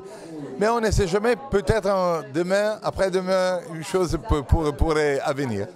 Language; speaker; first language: French; non-native, fluent; Italian